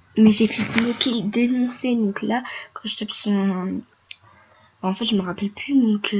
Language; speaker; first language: French; native; French